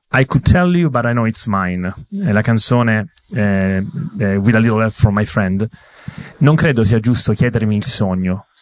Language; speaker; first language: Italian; native; Italian